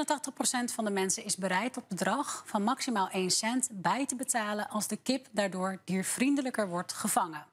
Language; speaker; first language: Dutch; native; Dutch